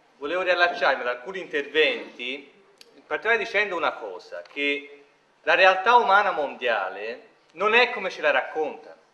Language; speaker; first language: Italian; native; Italian